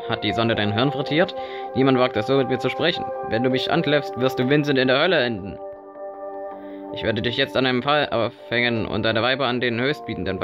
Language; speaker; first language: German; native; German